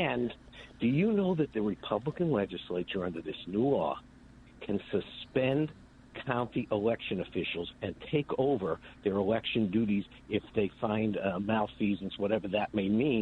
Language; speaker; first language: English; native; English